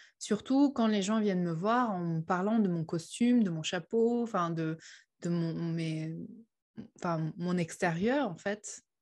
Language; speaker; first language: French; non-native, fluent; Uyghur